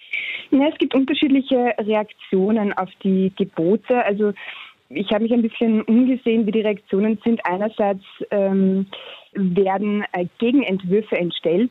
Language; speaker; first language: German; native; German